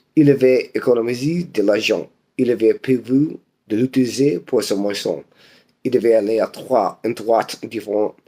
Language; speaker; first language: French; non-native, learner; English